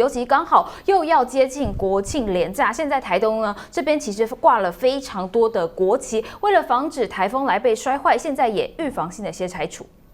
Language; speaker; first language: Chinese; native; Chinese